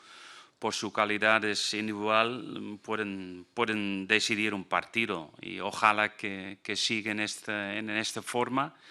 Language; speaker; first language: Spanish; non-native, fluent; Dutch